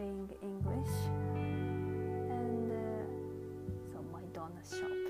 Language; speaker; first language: English; non-native, learner; Japanese